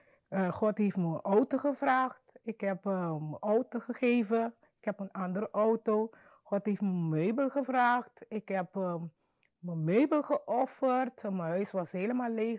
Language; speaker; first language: Dutch; non-native, learner; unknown